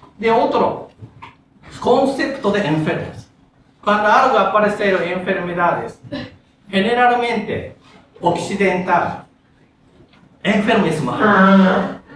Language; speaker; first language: Spanish; non-native, learner; Japanese